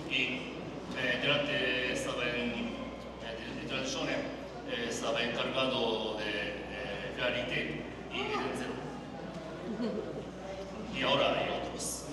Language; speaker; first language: Spanish; non-native, learner; Japanese